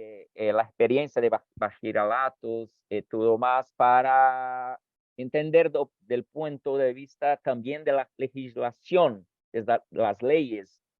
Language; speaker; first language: Spanish; non-native, fluent; Portuguese